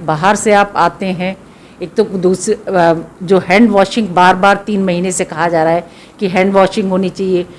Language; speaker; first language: Hindi; native; Hindi